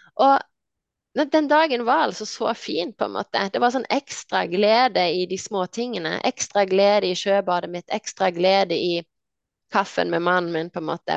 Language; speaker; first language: Norwegian; native; Norwegian